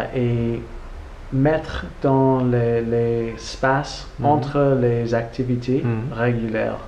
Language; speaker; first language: French; non-native, learner; English